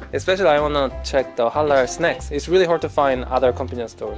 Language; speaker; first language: English; non-native, fluent; Korean